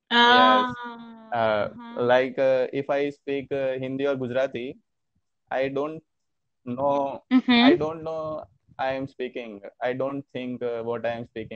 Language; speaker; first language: English; non-native, learner; Hindi